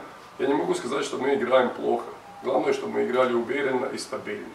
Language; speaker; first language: Russian; non-native, fluent; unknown